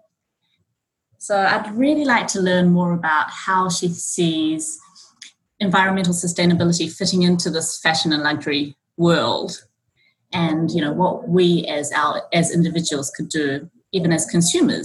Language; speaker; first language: English; native; English